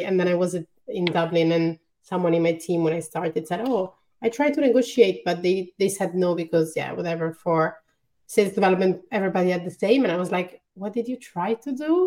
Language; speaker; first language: English; non-native, fluent; Italian